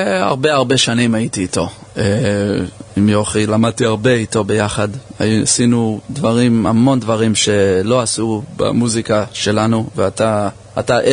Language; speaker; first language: Hebrew; early bilingual, heritage; English